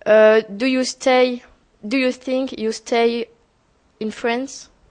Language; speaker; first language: English; non-native, learner; French